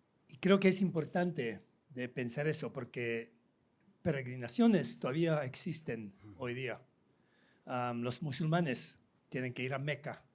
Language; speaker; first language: Spanish; non-native, fluent; English